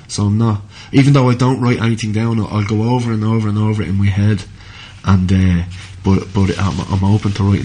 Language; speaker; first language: English; native; English